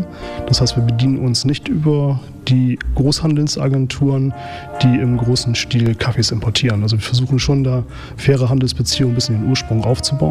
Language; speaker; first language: German; native; German